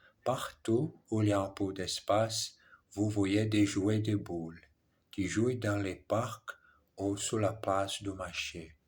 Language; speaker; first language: French; non-native, learner; English